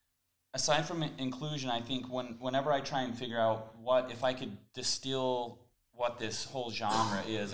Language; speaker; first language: English; native; English